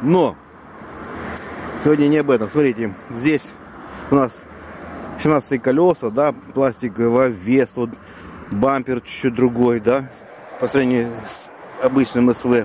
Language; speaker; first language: Russian; native; Russian